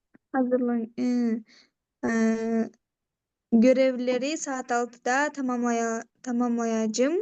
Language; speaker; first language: Turkish; non-native, learner; Kyrgyz